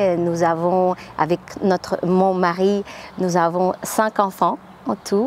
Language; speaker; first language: French; non-native, fluent; Ukrainian